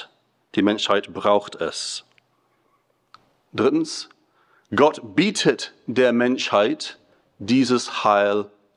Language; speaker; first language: German; non-native, fluent; English